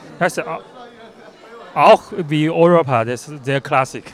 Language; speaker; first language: German; non-native, learner; Chinese